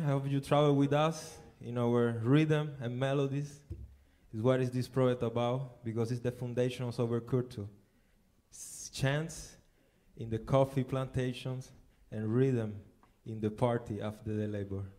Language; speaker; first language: English; non-native, fluent; Spanish